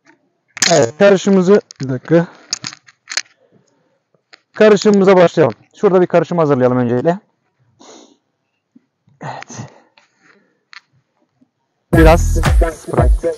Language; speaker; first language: Turkish; native; Turkish